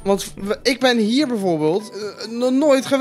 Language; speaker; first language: Dutch; native; Dutch